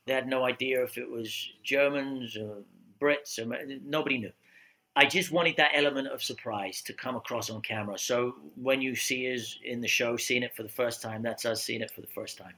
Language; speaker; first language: English; native; English